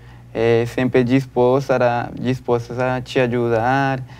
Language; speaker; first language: Portuguese; non-native, learner; Spanish